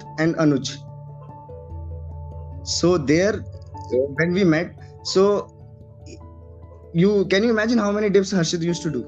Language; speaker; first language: English; non-native, local second language; Hindi